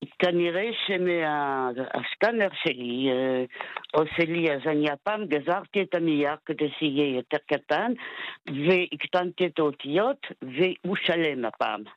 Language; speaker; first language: Hebrew; non-native, fluent; French